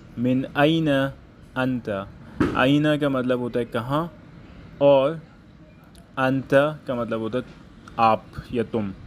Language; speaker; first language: Urdu; native; Urdu